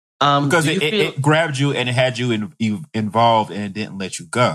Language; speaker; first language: English; native; English